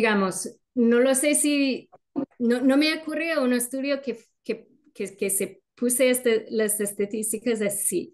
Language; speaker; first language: Spanish; non-native, fluent; English